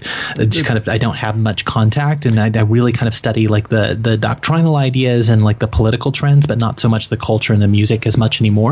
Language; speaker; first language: English; native; English